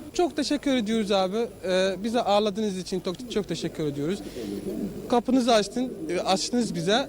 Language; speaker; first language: Turkish; non-native, fluent; Arabic